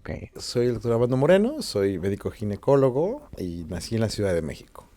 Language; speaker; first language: Spanish; native; Spanish